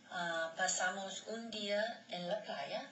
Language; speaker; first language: Spanish; non-native, learner; English